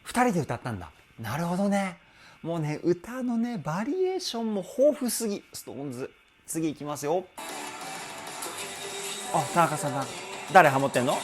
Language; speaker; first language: Japanese; native; Japanese